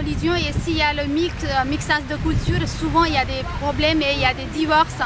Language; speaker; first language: French; early bilingual, other home language; Nepali